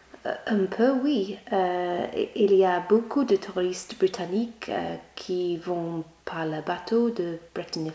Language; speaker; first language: French; non-native, learner; English